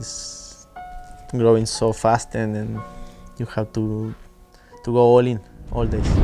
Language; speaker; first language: English; non-native, fluent; Spanish